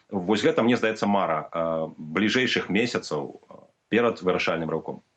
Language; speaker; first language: Belarusian; native; Belarusian